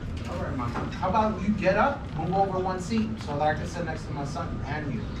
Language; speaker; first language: English; early bilingual, other home language; Spanish